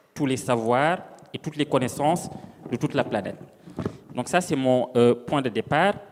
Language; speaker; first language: French; non-native, local second language; Serer